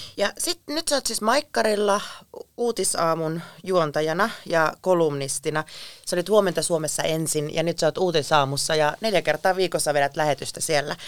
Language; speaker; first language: Finnish; native; Finnish